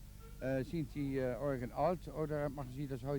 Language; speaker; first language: German; non-native, learner; Dutch